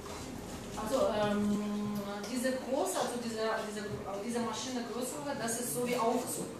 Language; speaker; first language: German; non-native, learner; Russian